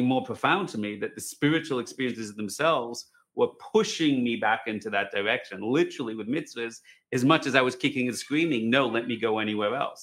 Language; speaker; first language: English; native; English